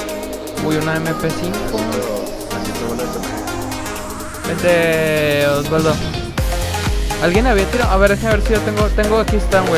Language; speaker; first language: Spanish; native; Spanish